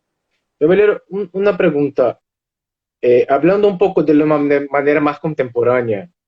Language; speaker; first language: Spanish; non-native, fluent; Portuguese